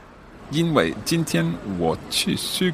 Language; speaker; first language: Chinese; non-native, learner; English